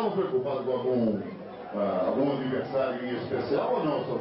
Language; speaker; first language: Portuguese; native; Portuguese